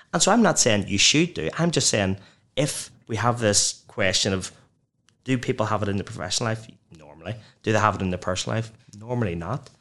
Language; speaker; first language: English; native; English